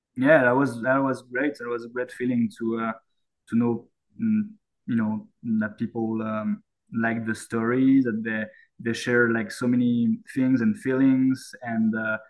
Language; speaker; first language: English; non-native, fluent; French